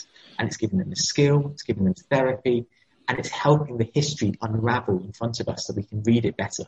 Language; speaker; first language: English; native; English